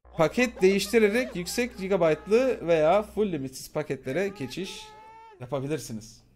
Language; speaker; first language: Turkish; native; Turkish